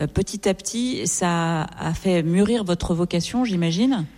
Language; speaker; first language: French; native; French